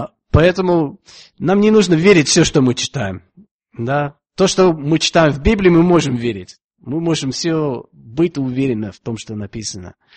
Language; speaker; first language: Russian; non-native, fluent; English